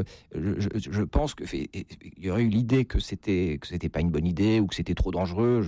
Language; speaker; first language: French; native; French